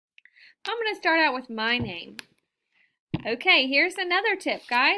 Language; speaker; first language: English; native; English